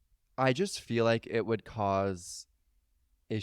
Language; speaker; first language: English; native; English